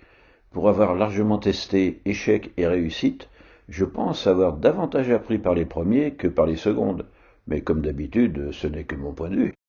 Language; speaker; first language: French; native; French